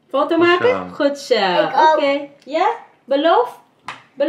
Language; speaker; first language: Dutch; non-native, learner; Filipino